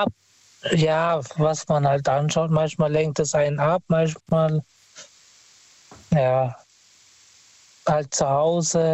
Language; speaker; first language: German; non-native, fluent; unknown